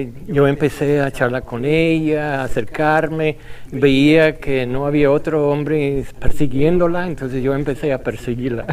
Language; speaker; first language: Spanish; non-native, fluent; English